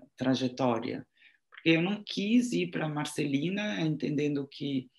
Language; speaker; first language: Portuguese; non-native, fluent; French